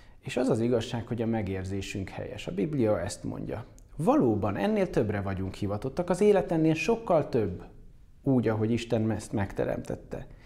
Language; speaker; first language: Hungarian; native; Hungarian